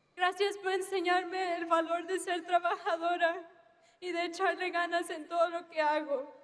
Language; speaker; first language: Spanish; early bilingual, heritage; Spanish